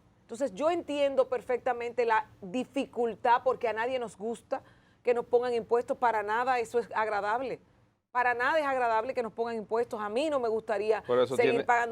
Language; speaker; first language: Spanish; native; Spanish